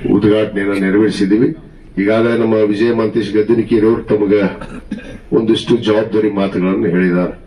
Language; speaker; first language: Kannada; native; Kannada